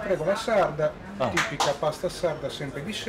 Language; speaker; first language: Italian; native; Italian